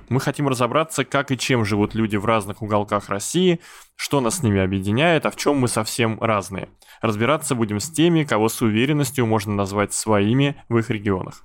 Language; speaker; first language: Russian; native; Russian